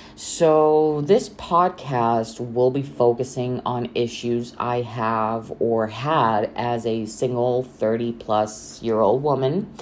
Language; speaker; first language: English; non-native, fluent; Romanian